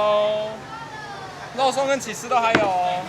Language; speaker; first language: Chinese; native; Chinese